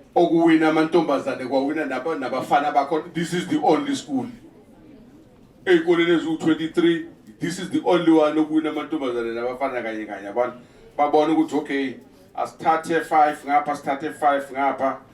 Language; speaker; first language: Zulu; native; Zulu